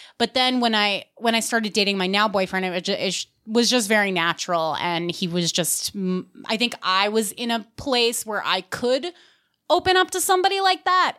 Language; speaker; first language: English; native; English